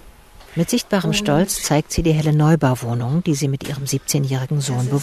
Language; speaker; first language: German; native; German